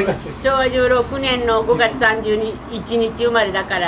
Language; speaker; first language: Japanese; native; Japanese